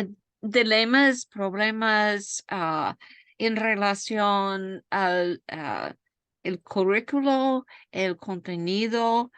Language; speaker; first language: Spanish; non-native, fluent; English